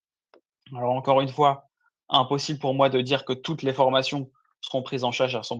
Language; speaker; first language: French; native; French